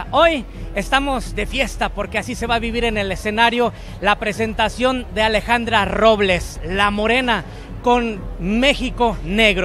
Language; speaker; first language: Spanish; native; Spanish